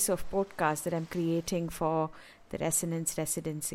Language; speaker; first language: English; non-native, local second language; Tamil